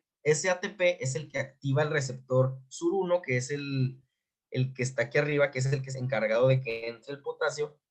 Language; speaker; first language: Spanish; native; Spanish